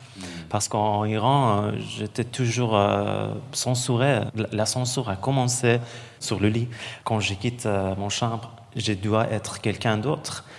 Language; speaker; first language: French; non-native, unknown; Persian